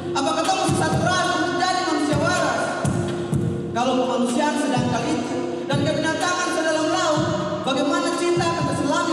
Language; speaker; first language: Indonesian; native; Indonesian